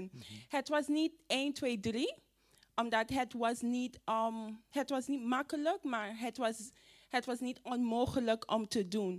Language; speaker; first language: Dutch; non-native, fluent; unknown